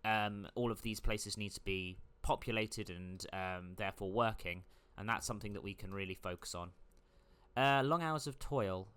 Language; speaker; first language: English; native; English